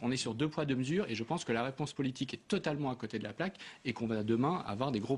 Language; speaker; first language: French; native; French